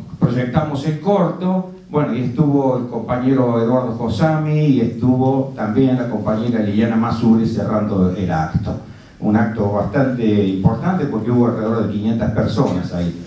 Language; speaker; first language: Spanish; native; Spanish